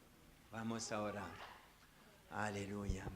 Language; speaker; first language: Spanish; non-native, learner; French